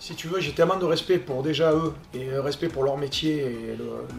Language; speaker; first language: French; native; French